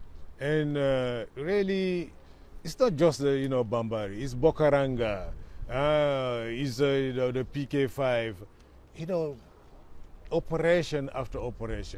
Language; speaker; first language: English; non-native, fluent; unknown